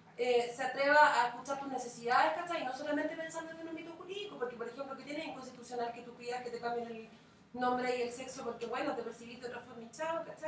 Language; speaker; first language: Spanish; native; Spanish